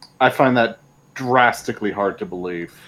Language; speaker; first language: English; native; English